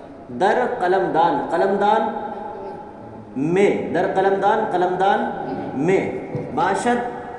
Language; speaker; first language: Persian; non-native, fluent; Urdu